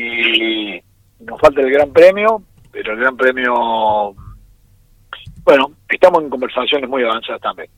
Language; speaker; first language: Spanish; native; Spanish